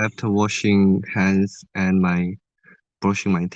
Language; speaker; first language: English; non-native, learner; Korean